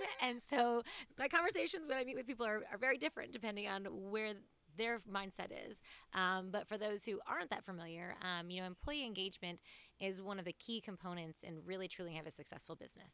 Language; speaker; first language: English; native; English